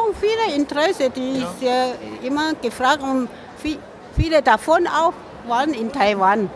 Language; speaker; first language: German; non-native, fluent; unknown